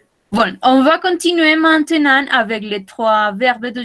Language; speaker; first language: French; non-native, learner; Spanish